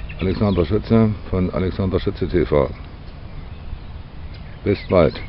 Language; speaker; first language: German; native; German